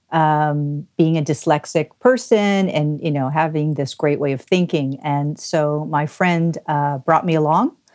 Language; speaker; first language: English; native; English